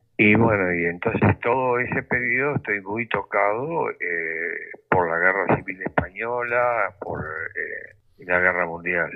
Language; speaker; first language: Spanish; native; Spanish